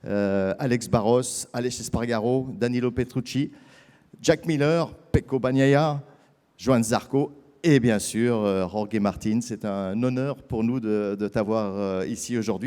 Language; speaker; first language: French; native; French